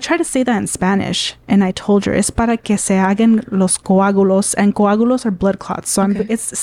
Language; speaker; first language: English; early bilingual, other home language; Spanish